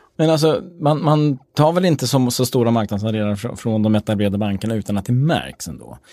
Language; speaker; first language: Swedish; native; Swedish